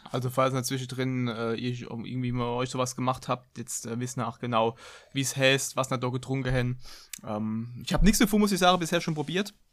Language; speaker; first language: German; native; German